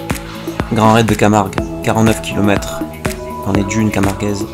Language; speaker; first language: French; native; French